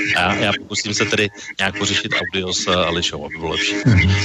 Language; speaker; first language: Czech; native; Czech